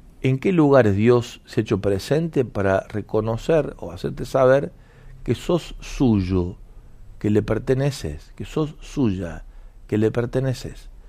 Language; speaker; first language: Spanish; native; Spanish